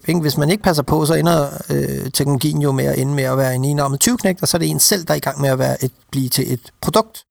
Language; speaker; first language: Danish; native; Danish